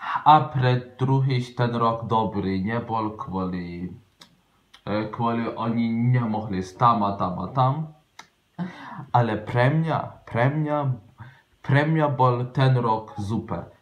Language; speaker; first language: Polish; non-native, learner; Slovak